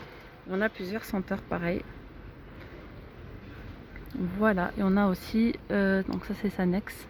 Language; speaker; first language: French; native; French